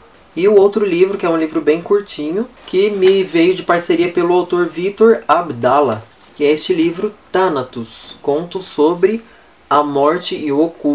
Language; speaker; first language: Portuguese; native; Portuguese